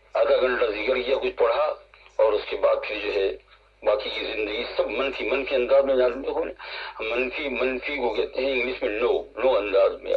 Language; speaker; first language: Urdu; non-native, local second language; Gujarati